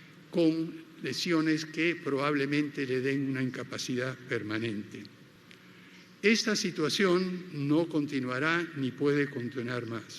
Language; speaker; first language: Spanish; native; Spanish